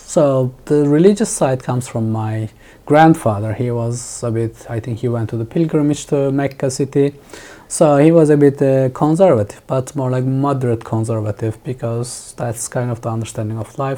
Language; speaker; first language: English; non-native, fluent; Turkish